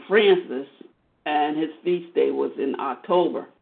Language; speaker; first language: English; native; English